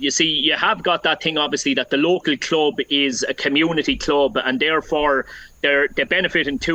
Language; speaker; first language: English; native; English